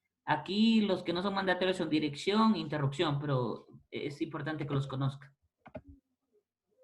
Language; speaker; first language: Spanish; native; Spanish